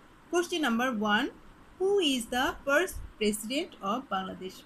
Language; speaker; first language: English; non-native, local second language; Bangla